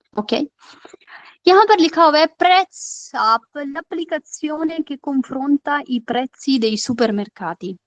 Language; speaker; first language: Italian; non-native, fluent; Urdu